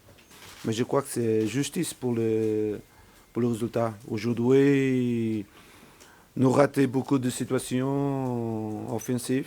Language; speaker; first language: French; non-native, learner; Portuguese